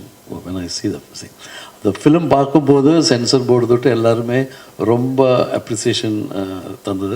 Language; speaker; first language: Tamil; non-native, fluent; Malayalam